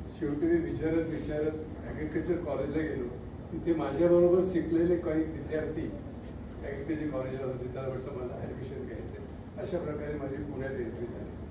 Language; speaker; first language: Marathi; non-native, local second language; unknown